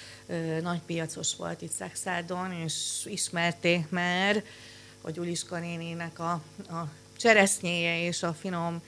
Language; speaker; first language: Hungarian; native; Hungarian